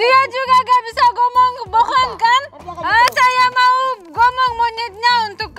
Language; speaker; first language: Indonesian; non-native, learner; Russian